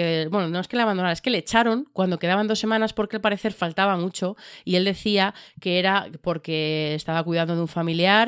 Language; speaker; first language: Spanish; native; Spanish